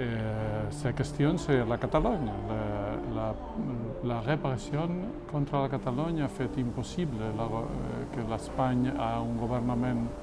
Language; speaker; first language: French; non-native, fluent; Catalan